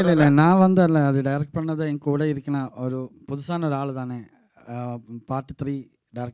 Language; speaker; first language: Tamil; non-native, learner; Malayalam